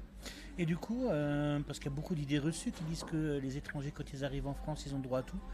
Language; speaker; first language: French; native; French